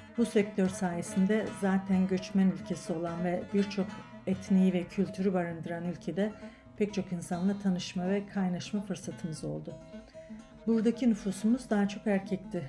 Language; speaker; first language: Turkish; native; Turkish